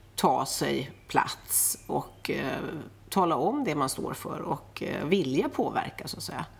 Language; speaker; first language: Swedish; native; Swedish